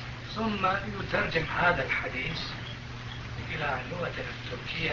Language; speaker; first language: Arabic; non-native, fluent; Turkish